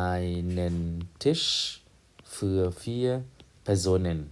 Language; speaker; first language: German; non-native, learner; Thai